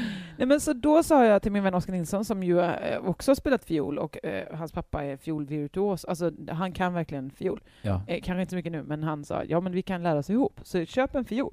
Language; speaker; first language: Swedish; native; Swedish